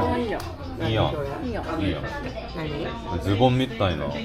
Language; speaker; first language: Japanese; non-native, fluent; Korean